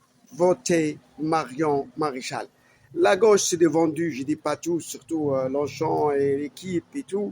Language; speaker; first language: French; non-native, learner; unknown